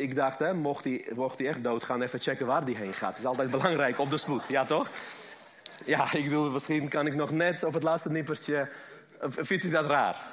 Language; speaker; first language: Dutch; early bilingual, other home language; Armenian